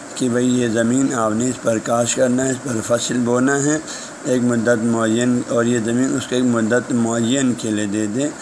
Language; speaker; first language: Urdu; non-native, local second language; Balti